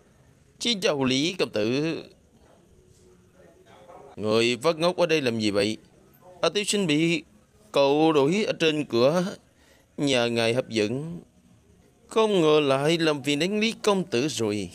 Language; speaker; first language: Vietnamese; native; Vietnamese